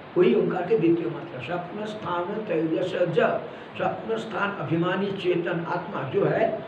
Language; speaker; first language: Hindi; non-native, local second language; Malayalam